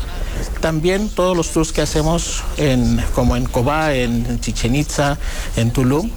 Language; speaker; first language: Spanish; non-native, fluent; Greek